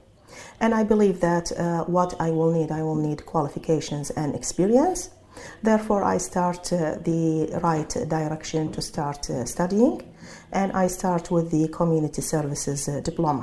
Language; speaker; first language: English; non-native, fluent; Arabic